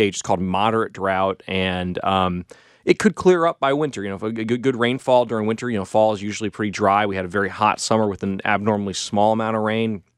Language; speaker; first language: English; native; English